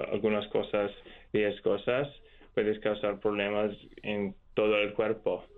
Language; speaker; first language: Spanish; non-native, learner; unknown